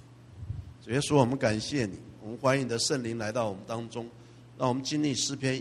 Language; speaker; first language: Chinese; native; Chinese